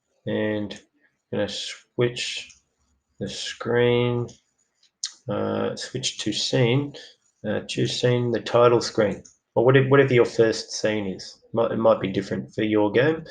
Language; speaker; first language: English; native; English